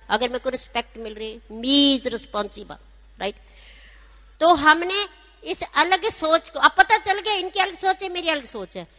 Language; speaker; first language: Hindi; non-native, local second language; Punjabi